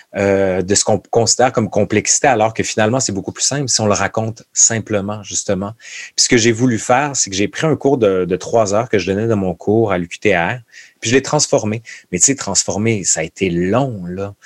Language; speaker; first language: French; native; French